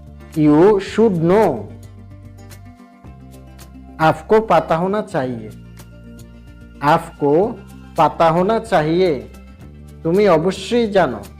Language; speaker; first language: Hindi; non-native, fluent; Bangla